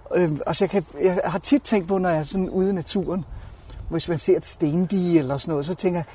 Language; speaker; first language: Danish; native; Danish